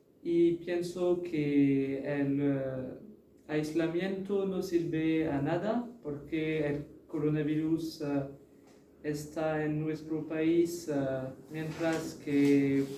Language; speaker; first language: Spanish; non-native, learner; French